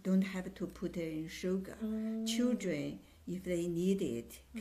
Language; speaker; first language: English; non-native, learner; Chinese